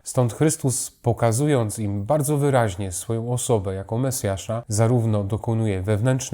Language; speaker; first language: Polish; native; Polish